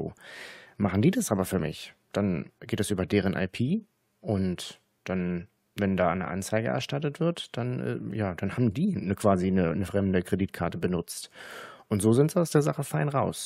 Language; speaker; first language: German; native; German